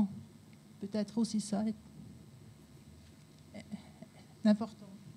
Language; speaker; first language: French; non-native, local second language; German